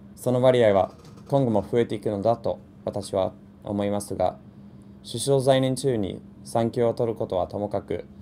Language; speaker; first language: Japanese; non-native, fluent; English